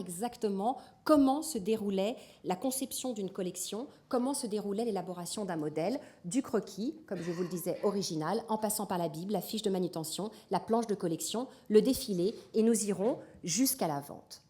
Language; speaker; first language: French; native; French